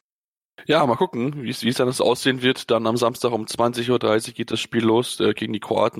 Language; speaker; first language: German; native; German